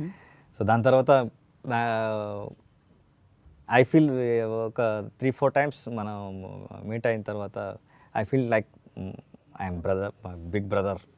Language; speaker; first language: Telugu; non-native, learner; Kannada